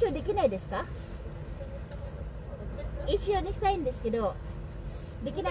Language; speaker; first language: Japanese; non-native, learner; Filipino